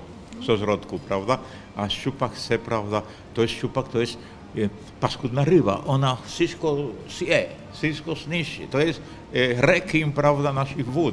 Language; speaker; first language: Polish; non-native, fluent; Spanish